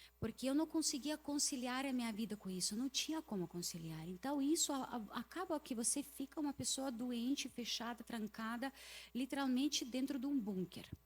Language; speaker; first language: Portuguese; non-native, fluent; Russian